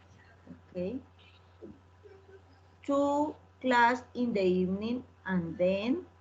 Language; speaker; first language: English; non-native, learner; Spanish